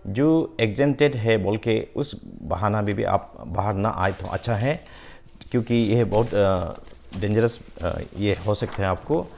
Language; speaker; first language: Hindi; non-native, local second language; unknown